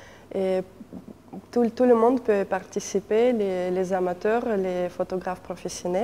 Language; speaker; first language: French; non-native, fluent; Russian